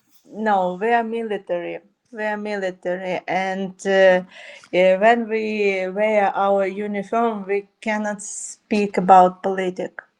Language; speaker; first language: English; non-native, learner; Ukrainian